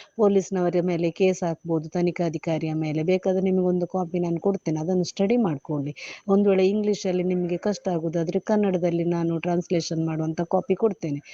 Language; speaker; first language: Kannada; native; Kannada